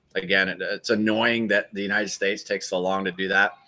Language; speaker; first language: English; native; English